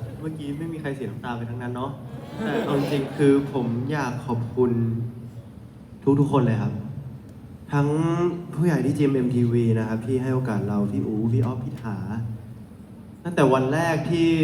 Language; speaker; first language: Thai; native; Thai